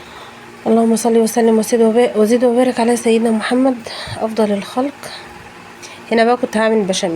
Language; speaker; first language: Arabic; native; Arabic